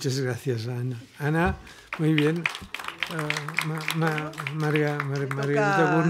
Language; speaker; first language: Spanish; non-native, local second language; Catalan